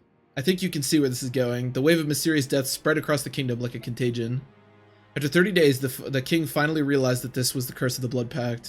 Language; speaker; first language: English; native; English